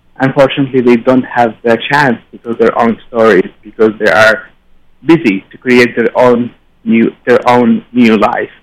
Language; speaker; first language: English; non-native, fluent; Arabic